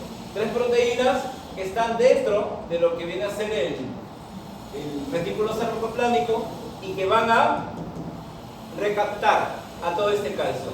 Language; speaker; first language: Spanish; native; Spanish